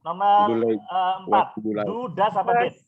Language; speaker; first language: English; non-native, fluent; Indonesian